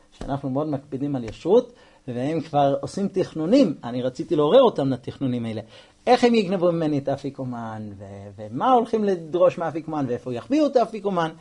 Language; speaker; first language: Hebrew; non-native, fluent; English